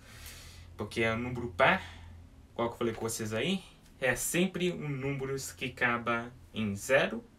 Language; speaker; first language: Portuguese; early bilingual, heritage; English